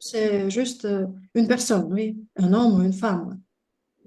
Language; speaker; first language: French; non-native, fluent; Russian